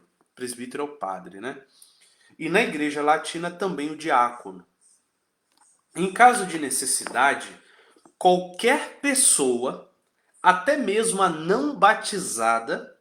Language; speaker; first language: Portuguese; native; Portuguese